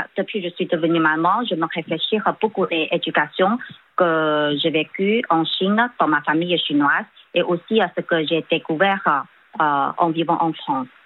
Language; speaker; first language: French; non-native, fluent; Chinese